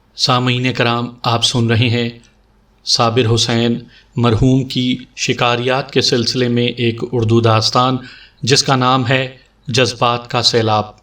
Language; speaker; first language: Urdu; native; Urdu